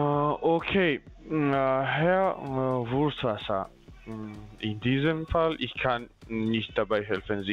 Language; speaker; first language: German; non-native, learner; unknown